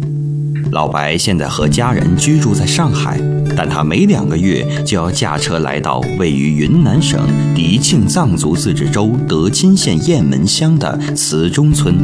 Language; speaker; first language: Chinese; native; Chinese